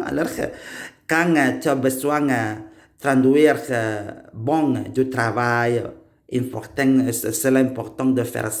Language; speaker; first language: French; non-native, learner; Indonesian